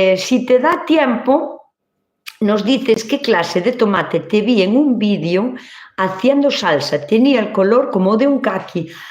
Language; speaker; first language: Spanish; non-native, local second language; Galician